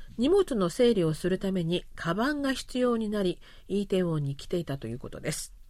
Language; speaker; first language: Japanese; non-native, fluent; Korean